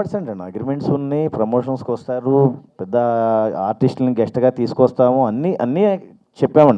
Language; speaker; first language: Telugu; native; Telugu